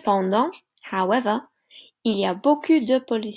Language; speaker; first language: French; non-native, fluent; English